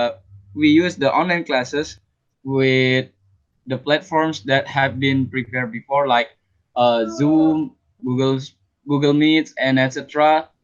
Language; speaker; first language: English; non-native, learner; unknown